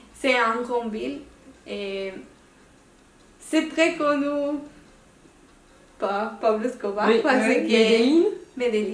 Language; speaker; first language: French; non-native, local second language; Spanish